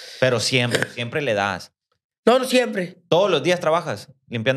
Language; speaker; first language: Spanish; native; Spanish